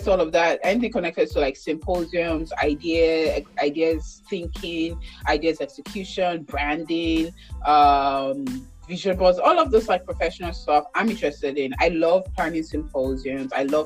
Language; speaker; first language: English; non-native, local second language; Yoruba